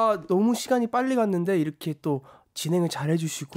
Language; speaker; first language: Korean; early bilingual, heritage; Korean